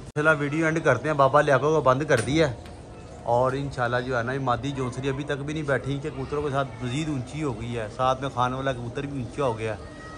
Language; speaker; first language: Urdu; non-native, local second language; Punjabi